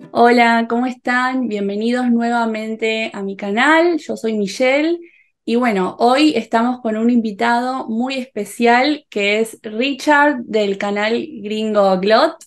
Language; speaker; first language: Spanish; native; Spanish